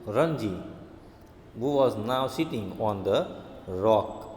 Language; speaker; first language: English; non-native, local second language; Hindi